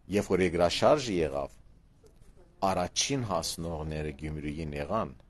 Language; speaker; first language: Armenian; early bilingual, heritage; Armenian